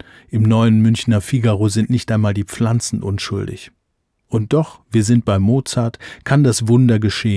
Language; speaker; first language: German; native; German